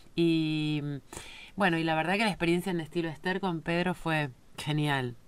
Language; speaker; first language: Spanish; native; Spanish